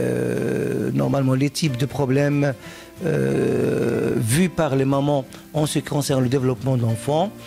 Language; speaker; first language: French; non-native, local second language; Arabic